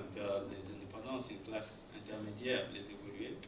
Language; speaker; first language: French; non-native, local second language; Swahili